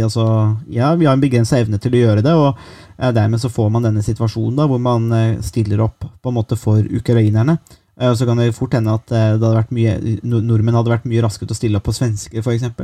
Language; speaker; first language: Norwegian; native; Norwegian